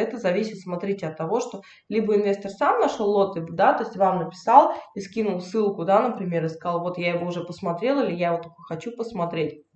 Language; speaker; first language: Russian; native; Russian